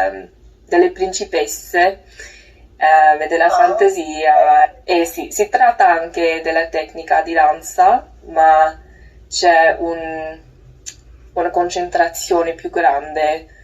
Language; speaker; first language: Italian; non-native, learner; English